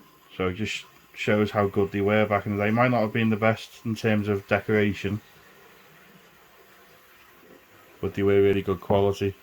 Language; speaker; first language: English; native; English